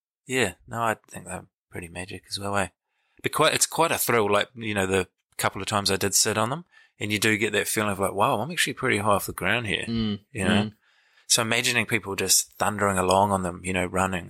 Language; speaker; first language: English; native; English